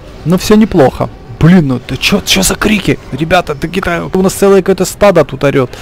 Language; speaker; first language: Russian; native; Russian